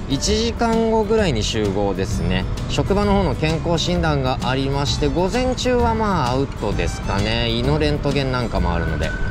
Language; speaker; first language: Japanese; native; Japanese